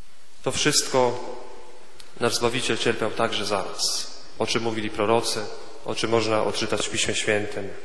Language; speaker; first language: Polish; native; Polish